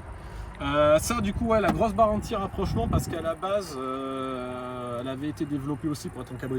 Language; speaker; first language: French; native; French